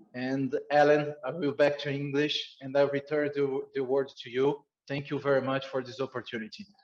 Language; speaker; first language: English; non-native, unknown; Portuguese